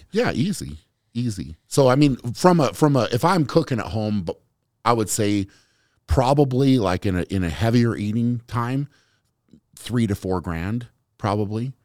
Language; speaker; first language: English; native; English